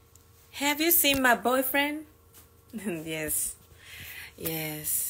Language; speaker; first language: English; non-native, learner; Korean